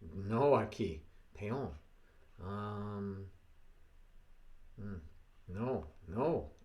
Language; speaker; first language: Spanish; non-native, learner; English